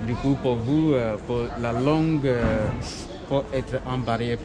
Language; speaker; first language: French; non-native, learner; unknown